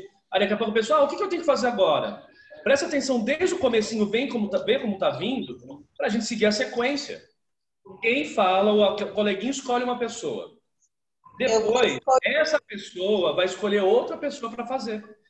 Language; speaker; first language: Portuguese; native; Portuguese